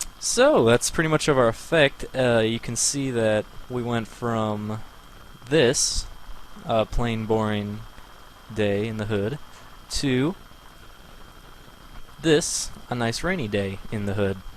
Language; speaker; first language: English; native; English